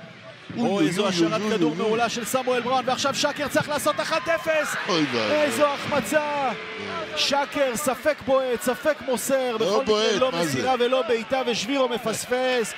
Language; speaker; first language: Hebrew; native; Hebrew